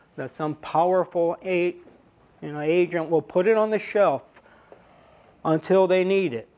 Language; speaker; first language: English; non-native, fluent; Estonian